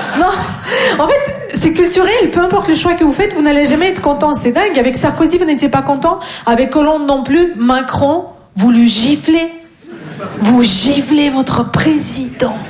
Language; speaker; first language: French; non-native, fluent; Russian